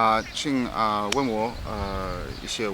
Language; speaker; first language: Chinese; non-native, learner; English